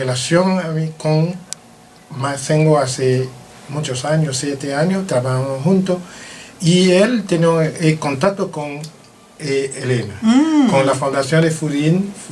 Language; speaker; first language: Spanish; non-native, learner; French